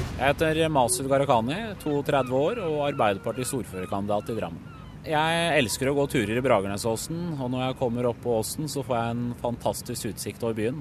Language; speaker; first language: Norwegian; early bilingual, other home language; Persian